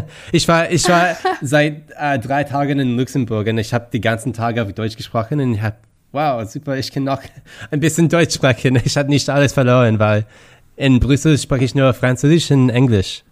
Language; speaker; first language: German; non-native, fluent; English